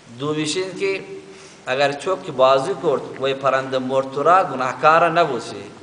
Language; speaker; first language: Persian; native; Persian